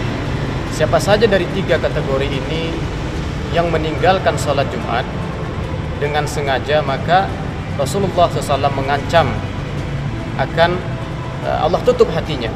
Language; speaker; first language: Indonesian; native; Indonesian